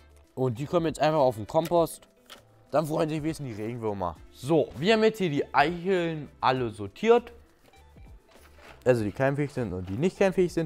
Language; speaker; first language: German; native; German